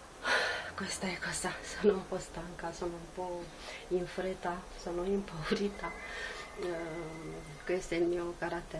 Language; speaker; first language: Italian; non-native, learner; Romanian